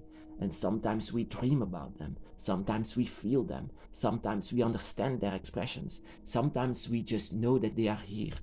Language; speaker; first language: English; non-native, fluent; Dutch